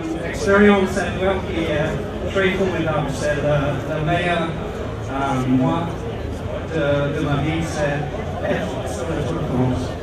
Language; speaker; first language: French; non-native, learner; English